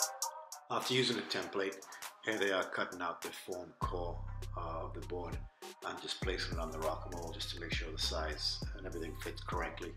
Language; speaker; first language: English; native; English